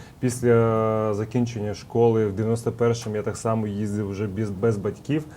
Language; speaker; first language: Ukrainian; early bilingual, heritage; Russian